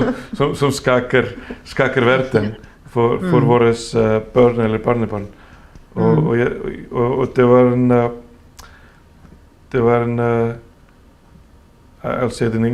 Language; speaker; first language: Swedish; non-native, fluent; Icelandic